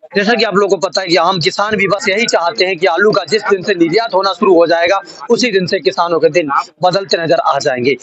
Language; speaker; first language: Hindi; native; Hindi